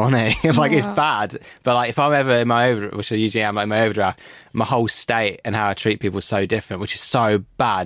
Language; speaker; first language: English; native; English